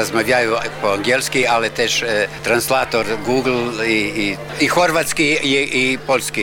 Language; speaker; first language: Polish; non-native, learner; Croatian